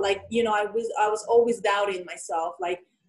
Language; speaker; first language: English; non-native, fluent; Spanish